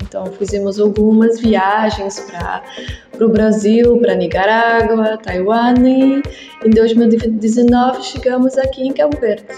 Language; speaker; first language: Portuguese; non-native, learner; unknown